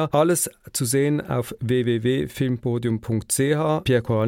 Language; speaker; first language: German; native; German